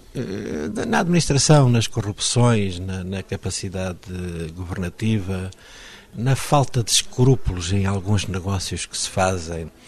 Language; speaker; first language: Portuguese; native; Portuguese